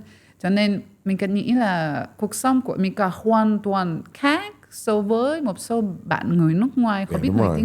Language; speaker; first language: Vietnamese; non-native, fluent; French